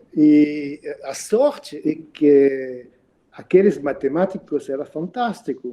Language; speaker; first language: Portuguese; non-native, fluent; French